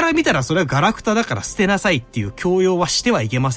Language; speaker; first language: Japanese; native; Japanese